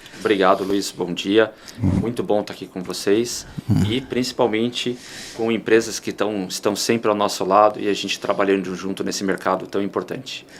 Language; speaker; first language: Portuguese; native; Portuguese